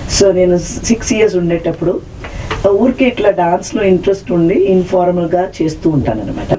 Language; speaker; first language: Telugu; non-native, local second language; Tamil